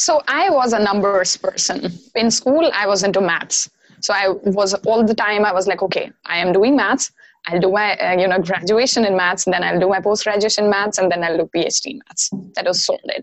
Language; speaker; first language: English; non-native, local second language; Maithili